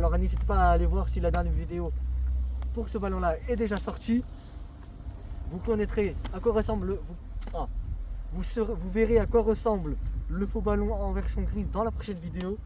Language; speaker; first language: French; native; French